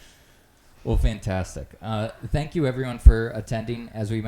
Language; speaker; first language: English; native; English